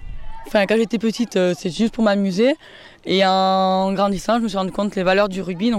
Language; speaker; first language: French; native; French